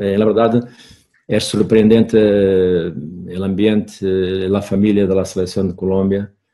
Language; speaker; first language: Spanish; non-native, fluent; Portuguese